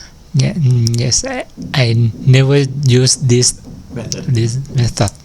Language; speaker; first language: English; non-native, learner; Thai